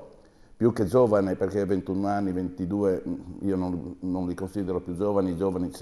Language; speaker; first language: Italian; native; Italian